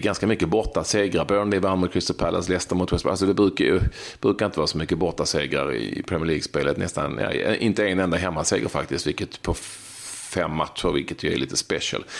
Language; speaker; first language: Swedish; native; Swedish